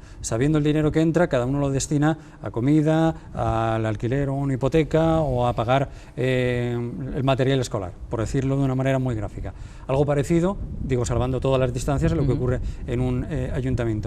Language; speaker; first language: Spanish; native; Spanish